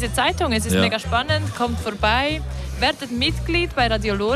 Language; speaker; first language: German; native; German